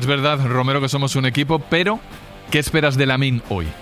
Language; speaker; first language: Spanish; native; Spanish